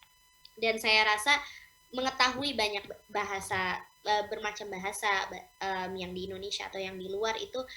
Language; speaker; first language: Indonesian; non-native, local second language; English